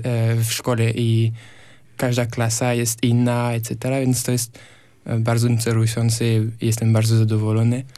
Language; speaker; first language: Polish; non-native, learner; French